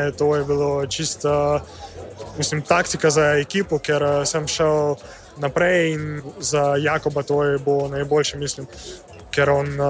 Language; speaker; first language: Slovenian; non-native, learner; Russian